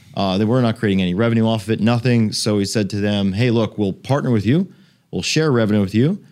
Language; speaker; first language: English; native; English